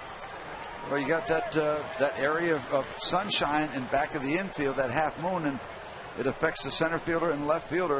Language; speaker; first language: English; native; English